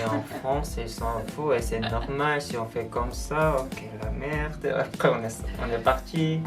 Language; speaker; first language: French; non-native, learner; Korean